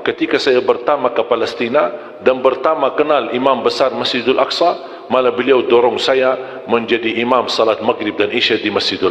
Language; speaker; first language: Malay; non-native, fluent; Arabic